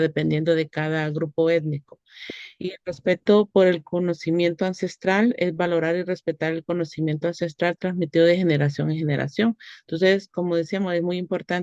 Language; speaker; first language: Spanish; native; Spanish